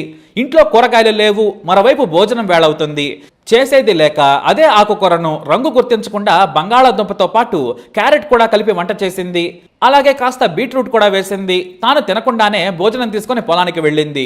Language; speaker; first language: Telugu; native; Telugu